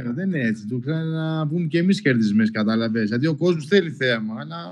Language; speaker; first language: Greek; non-native, local second language; Albanian